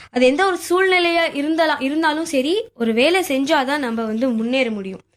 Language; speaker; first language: Tamil; native; Tamil